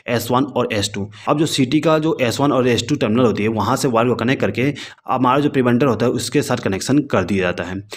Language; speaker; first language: Hindi; native; Hindi